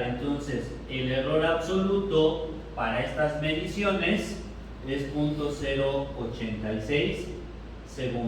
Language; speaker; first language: Spanish; native; Spanish